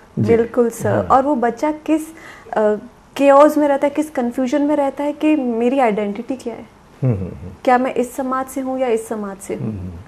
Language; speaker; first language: Hindi; native; Hindi